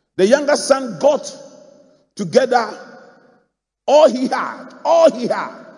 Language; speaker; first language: English; non-native, local second language; Akan